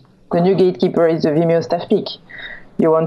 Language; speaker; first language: English; non-native, fluent; French